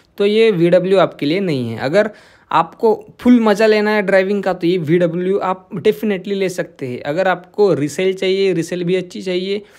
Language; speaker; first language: Hindi; non-native, local second language; Marathi